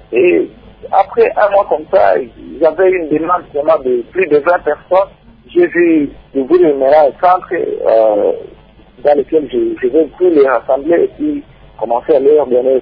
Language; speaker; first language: French; non-native, local second language; Swahili